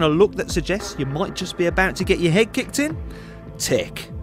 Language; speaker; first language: English; native; English